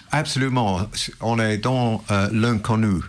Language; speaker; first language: French; non-native, learner; English